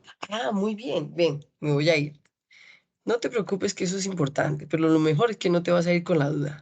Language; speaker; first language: Spanish; native; Spanish